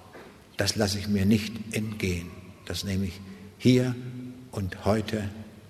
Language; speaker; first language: German; native; German